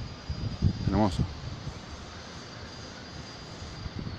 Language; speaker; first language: Spanish; native; Spanish